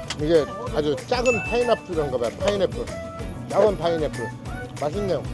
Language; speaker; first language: Korean; native; Korean